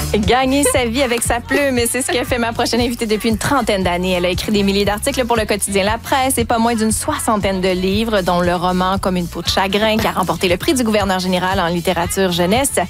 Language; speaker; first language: French; native; French